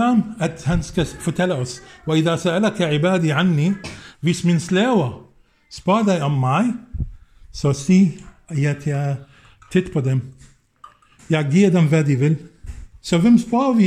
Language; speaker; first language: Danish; non-native, fluent; Arabic